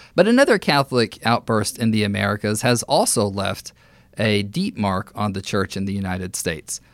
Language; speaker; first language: English; native; English